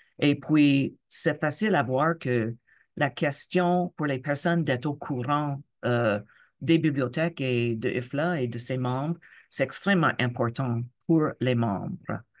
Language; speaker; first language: French; non-native, local second language; English